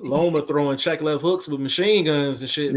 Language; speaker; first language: English; native; English